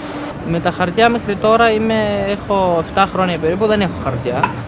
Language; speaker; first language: Greek; non-native, fluent; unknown